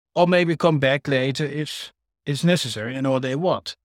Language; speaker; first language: English; non-native, fluent; Dutch